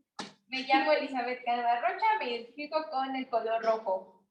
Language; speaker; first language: Spanish; native; Spanish